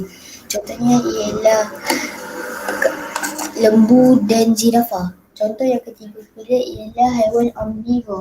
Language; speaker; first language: Malay; native; Malay